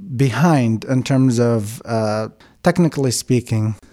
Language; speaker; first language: English; non-native, fluent; Syriac